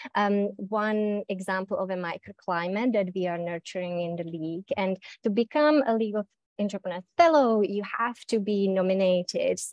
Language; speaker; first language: English; native; English